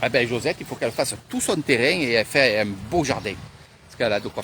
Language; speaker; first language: French; native; French